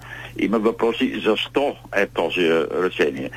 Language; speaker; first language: Bulgarian; non-native, learner; Dutch